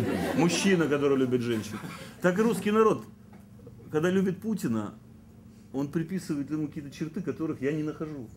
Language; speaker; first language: Russian; native; Russian